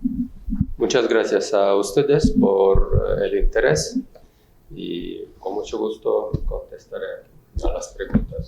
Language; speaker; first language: Spanish; non-native, fluent; Russian